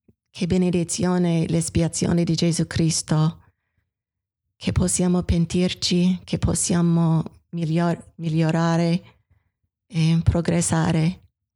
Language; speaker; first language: Italian; non-native, fluent; English